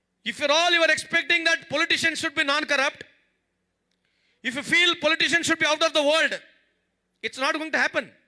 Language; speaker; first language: English; non-native, local second language; Kannada